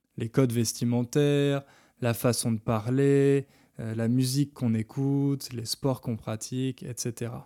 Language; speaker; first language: French; native; French